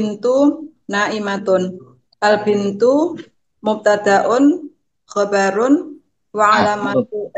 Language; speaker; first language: Arabic; non-native, learner; Indonesian